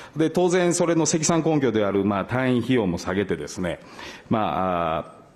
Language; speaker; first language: Japanese; native; Japanese